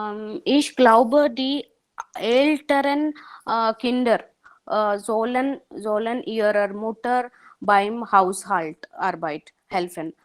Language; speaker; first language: German; non-native, learner; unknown